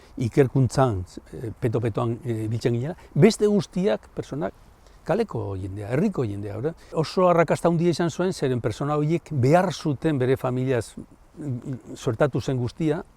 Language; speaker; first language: Basque; non-native, local second language; Spanish